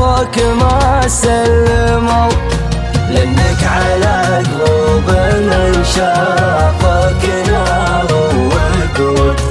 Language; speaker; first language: Arabic; native; Arabic